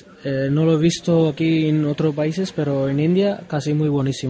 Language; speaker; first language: Spanish; non-native, learner; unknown